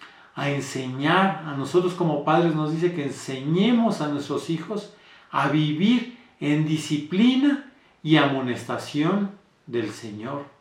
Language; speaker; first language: Spanish; native; Spanish